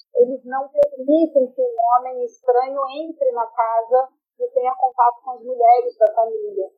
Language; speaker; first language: Portuguese; native; Portuguese